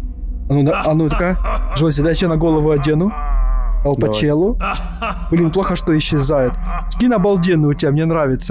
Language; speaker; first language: Russian; native; Russian